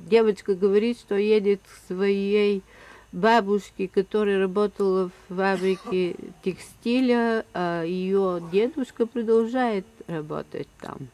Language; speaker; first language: Russian; non-native, learner; Bulgarian